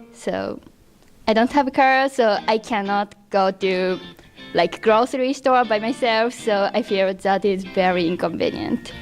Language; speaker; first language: English; non-native, fluent; Japanese